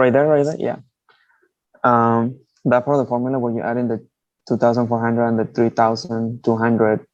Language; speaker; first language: English; native; English